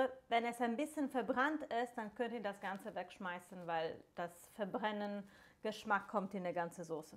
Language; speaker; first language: German; non-native, fluent; Italian